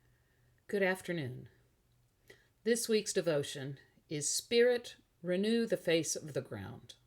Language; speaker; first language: English; native; English